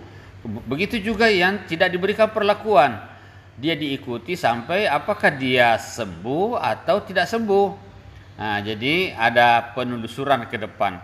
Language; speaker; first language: Indonesian; native; Indonesian